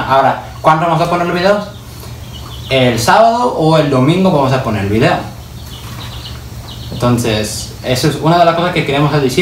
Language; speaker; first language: Spanish; early bilingual, heritage; Spanish